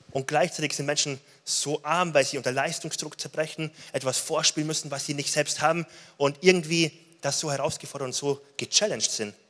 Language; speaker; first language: German; native; German